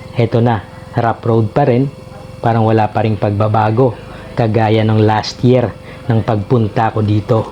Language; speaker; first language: Filipino; non-native, local second language; Hiligaynon